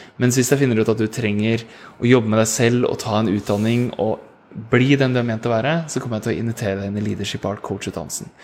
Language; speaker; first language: Norwegian; native; Norwegian